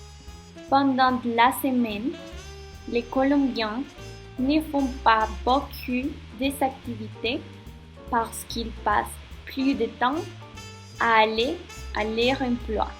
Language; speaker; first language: French; non-native, learner; Spanish